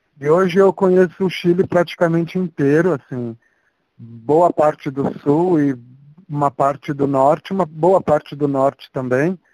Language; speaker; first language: Portuguese; native; Portuguese